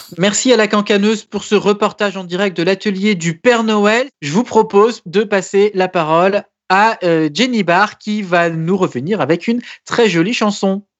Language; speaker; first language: French; native; French